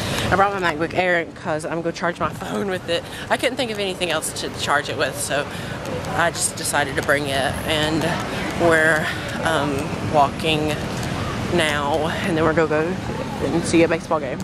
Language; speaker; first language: English; native; English